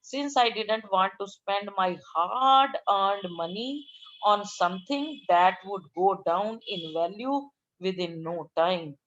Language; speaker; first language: English; non-native, local second language; Punjabi